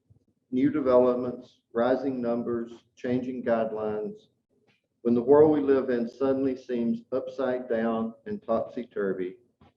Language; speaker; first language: English; native; English